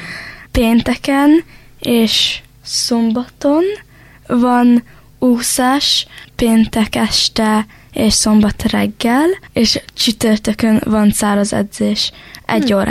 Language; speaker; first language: Hungarian; early bilingual, heritage; Hungarian